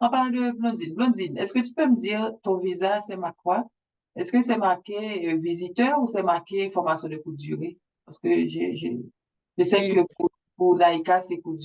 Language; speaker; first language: French; native; French